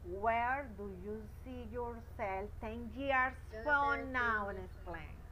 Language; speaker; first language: English; non-native, learner; Spanish